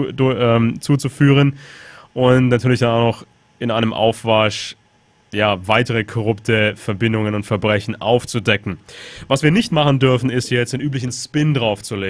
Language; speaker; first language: German; native; German